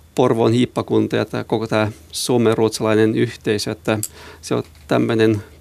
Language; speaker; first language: Finnish; non-native, local second language; Swedish